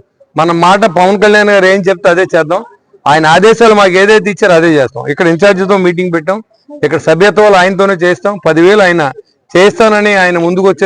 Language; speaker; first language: Telugu; native; Telugu